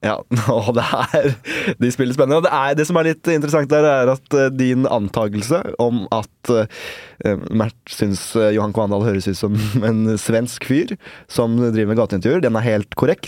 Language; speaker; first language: Norwegian; native; Norwegian